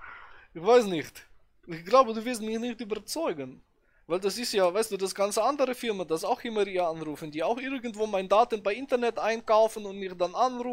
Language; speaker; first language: German; native; German